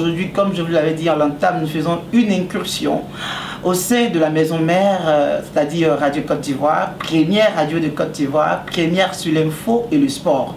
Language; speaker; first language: French; native; French